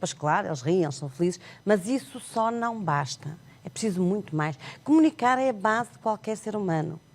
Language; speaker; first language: Portuguese; non-native, local second language; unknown